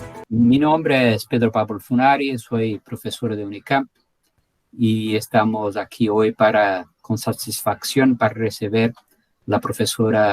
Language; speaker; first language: Spanish; non-native, fluent; Portuguese